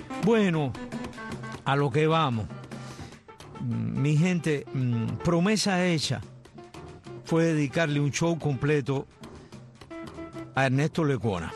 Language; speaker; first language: Spanish; native; Spanish